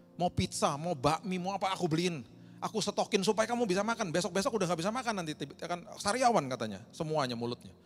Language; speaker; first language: Indonesian; native; Indonesian